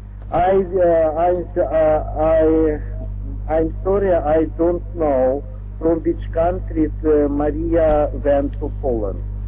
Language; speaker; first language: English; non-native, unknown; Russian